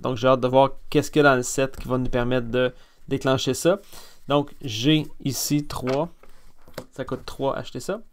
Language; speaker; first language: French; native; French